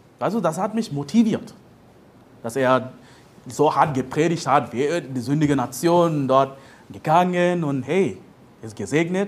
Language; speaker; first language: German; non-native, fluent; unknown